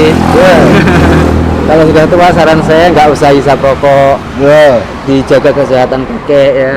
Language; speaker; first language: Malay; non-native, local second language; Javanese